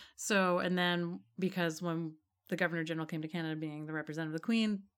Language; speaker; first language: English; native; English